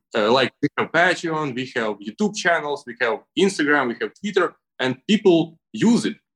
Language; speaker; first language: English; non-native, learner; Ukrainian